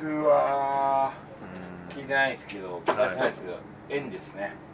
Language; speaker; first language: Japanese; native; Japanese